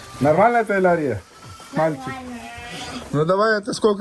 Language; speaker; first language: Russian; non-native, learner; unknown